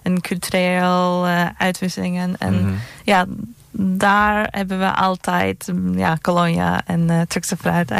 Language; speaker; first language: Dutch; non-native, learner; Turkish